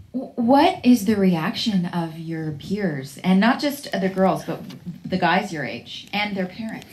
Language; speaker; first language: English; native; English